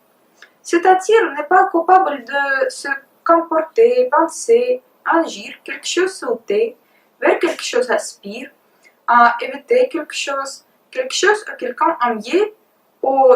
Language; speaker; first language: French; non-native, learner; Russian